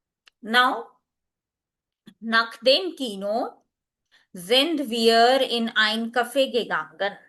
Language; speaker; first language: German; non-native, fluent; Hindi